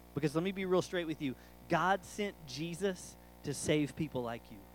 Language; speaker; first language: English; native; English